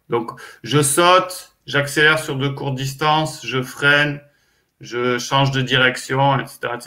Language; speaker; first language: French; native; French